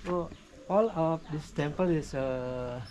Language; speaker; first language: English; non-native, learner; Balinese